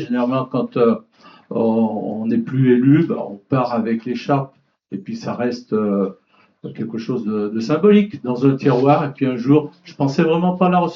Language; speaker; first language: French; native; French